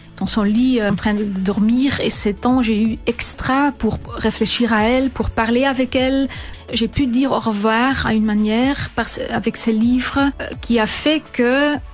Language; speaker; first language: French; non-native, local second language; Dutch